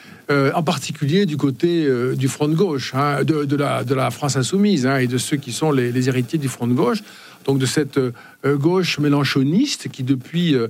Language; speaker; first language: French; native; French